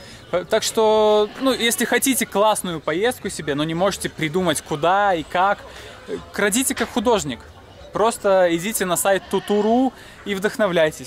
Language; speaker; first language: Russian; native; Russian